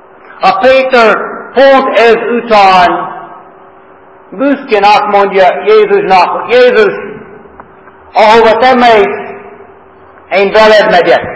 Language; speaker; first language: Hungarian; non-native, fluent; English